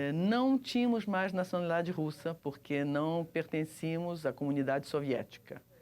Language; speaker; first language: Portuguese; early bilingual, other home language; Russian